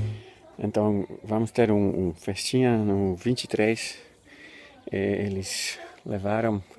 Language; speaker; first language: Portuguese; non-native, fluent; Dutch